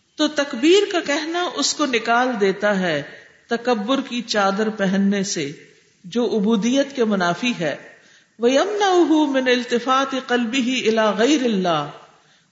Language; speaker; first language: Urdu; native; Urdu